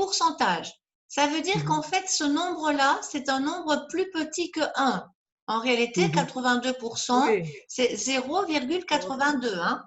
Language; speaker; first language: French; native; French